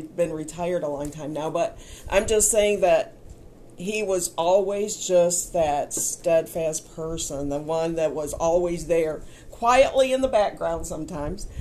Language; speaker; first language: English; native; English